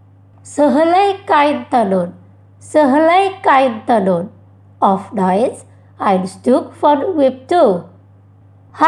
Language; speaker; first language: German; non-native, learner; Indonesian